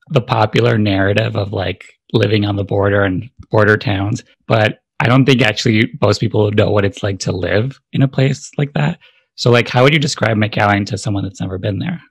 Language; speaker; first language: English; native; English